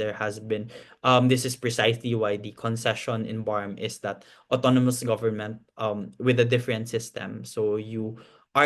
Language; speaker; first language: English; non-native, local second language; Cebuano